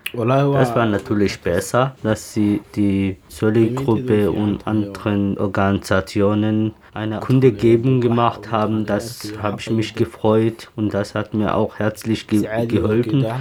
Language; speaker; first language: German; non-native, learner; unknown